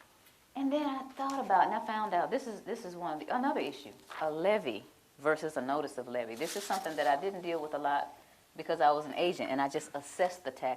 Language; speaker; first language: English; native; English